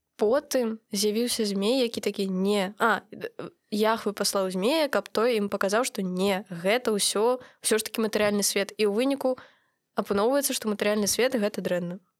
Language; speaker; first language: Belarusian; non-native, local second language; Russian